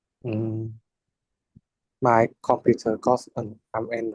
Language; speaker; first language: English; non-native, learner; Vietnamese